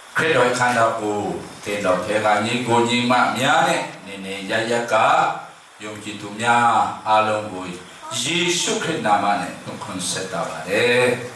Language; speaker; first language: Burmese; non-native, local second language; Hakha Chin